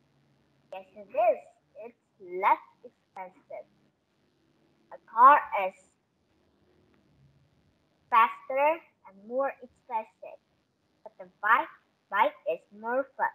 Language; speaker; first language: English; non-native, learner; Korean